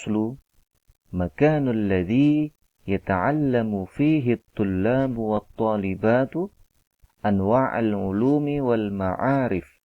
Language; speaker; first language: Arabic; non-native, fluent; Indonesian